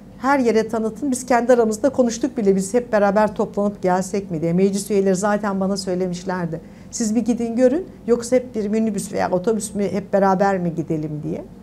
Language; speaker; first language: Turkish; native; Turkish